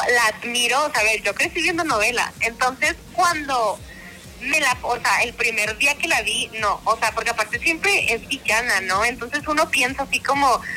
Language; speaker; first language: Spanish; native; Spanish